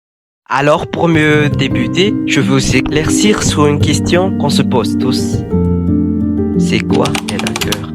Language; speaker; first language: French; non-native, local second language; Malagasy